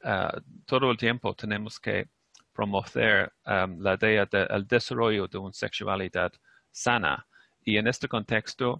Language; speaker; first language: Spanish; non-native, fluent; English